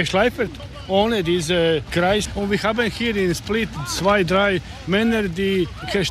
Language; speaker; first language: German; non-native, learner; Croatian